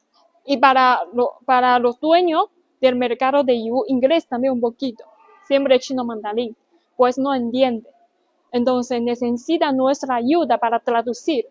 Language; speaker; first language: Spanish; non-native, learner; Chinese